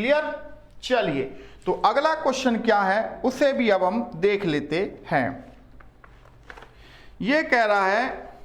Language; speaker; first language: Hindi; native; Hindi